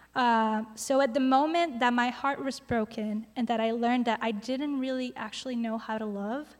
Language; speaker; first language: English; non-native, fluent; Portuguese